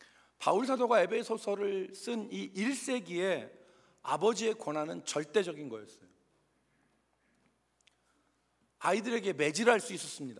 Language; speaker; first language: Korean; native; Korean